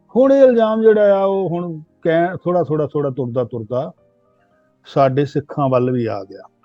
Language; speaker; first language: Punjabi; native; Punjabi